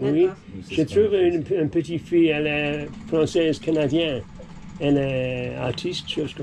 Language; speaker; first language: French; non-native, learner; English